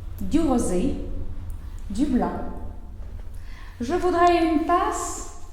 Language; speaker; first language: French; non-native, fluent; Ukrainian